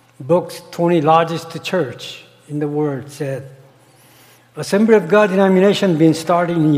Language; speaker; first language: English; non-native, fluent; Korean